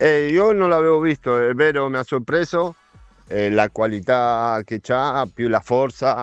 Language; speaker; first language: Italian; non-native, fluent; Spanish